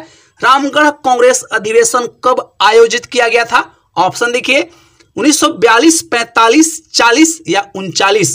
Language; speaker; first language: Hindi; native; Hindi